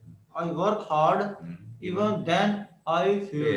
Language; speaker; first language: English; non-native, learner; Urdu